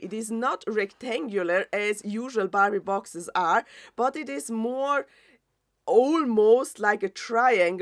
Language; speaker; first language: English; non-native, fluent; German